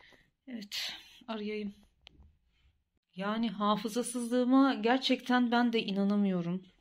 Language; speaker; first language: Turkish; native; Turkish